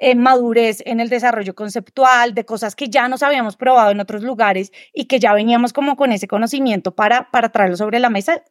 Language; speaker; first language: Spanish; native; Spanish